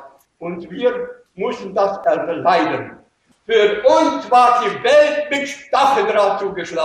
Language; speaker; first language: German; native; German